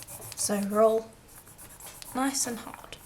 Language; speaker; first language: English; native; English